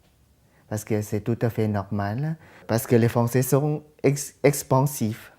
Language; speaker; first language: French; non-native, fluent; Thai